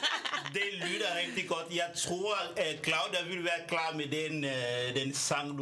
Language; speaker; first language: Danish; non-native, fluent; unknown